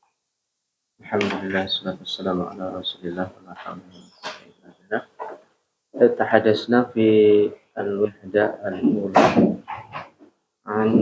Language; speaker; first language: Arabic; non-native, fluent; Indonesian